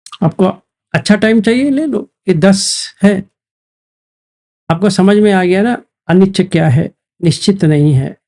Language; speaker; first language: Hindi; native; Hindi